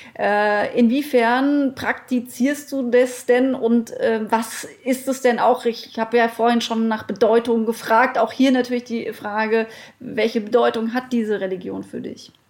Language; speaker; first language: German; native; German